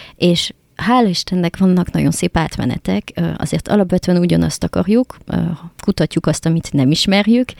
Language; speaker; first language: Hungarian; non-native, fluent; French